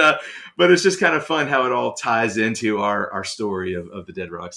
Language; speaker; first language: English; native; English